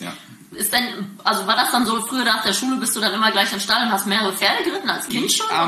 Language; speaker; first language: German; native; German